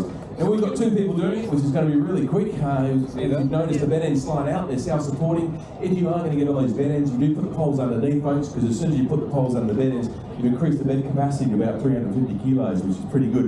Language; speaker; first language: English; native; English